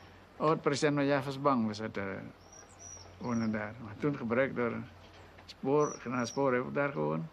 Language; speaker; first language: Dutch; non-native, local second language; Indonesian